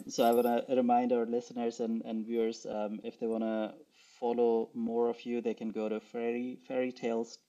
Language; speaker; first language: English; non-native, local second language; Urdu